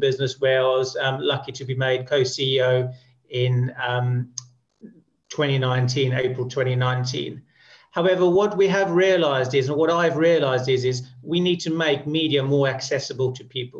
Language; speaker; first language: English; native; English